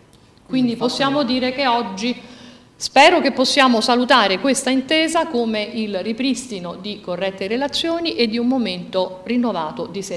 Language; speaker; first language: Italian; native; Italian